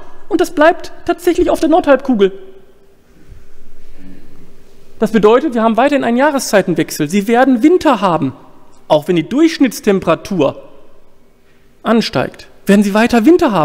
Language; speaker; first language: German; native; German